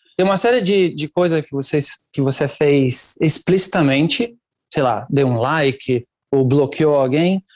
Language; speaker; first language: Portuguese; non-native, fluent; Italian